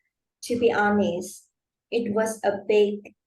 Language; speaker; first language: English; non-native, learner; Vietnamese